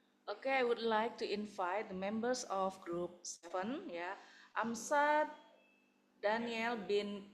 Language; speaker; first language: English; non-native, fluent; Indonesian